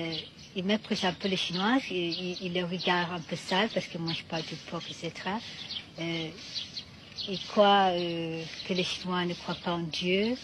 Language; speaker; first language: French; non-native, fluent; Malay